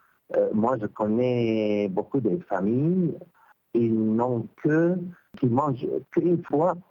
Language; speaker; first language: French; non-native, local second language; Arabic